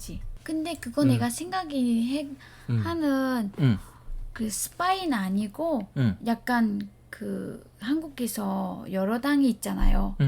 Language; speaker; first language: Korean; non-native, learner; Vietnamese